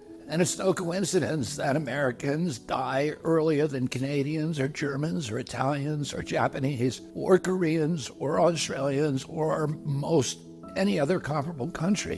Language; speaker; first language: English; native; English